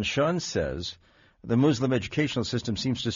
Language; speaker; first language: English; native; English